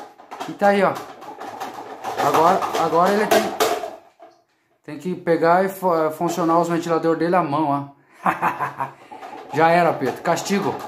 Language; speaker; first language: Portuguese; native; Portuguese